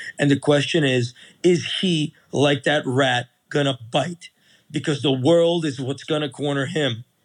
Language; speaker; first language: English; early bilingual, other home language; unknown